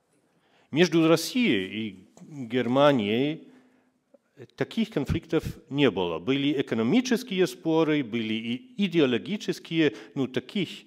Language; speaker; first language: Russian; non-native, fluent; German